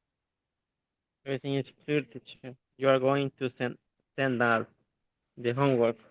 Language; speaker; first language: English; non-native, learner; Spanish